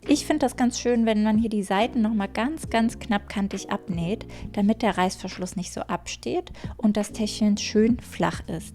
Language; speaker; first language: German; native; German